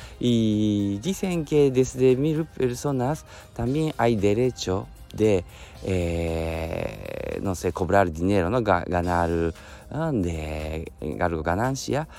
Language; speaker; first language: Spanish; non-native, learner; Japanese